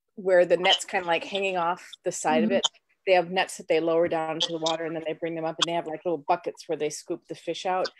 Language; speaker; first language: English; native; English